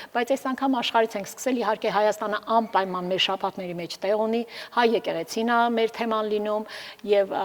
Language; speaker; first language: Armenian; early bilingual, heritage; Armenian